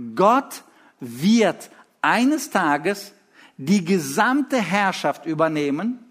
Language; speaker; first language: German; early bilingual, other home language; Russian